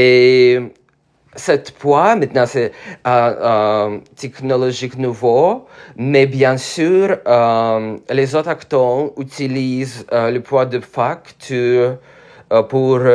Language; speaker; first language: French; non-native, learner; Russian